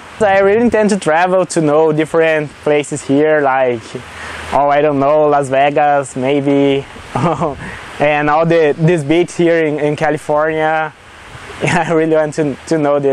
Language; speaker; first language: English; non-native, learner; Portuguese